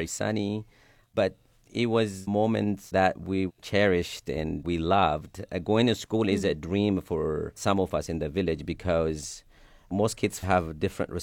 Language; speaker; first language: English; non-native, fluent; Sidamo